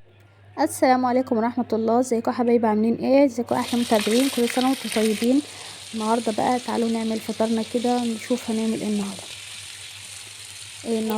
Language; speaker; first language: Arabic; native; Arabic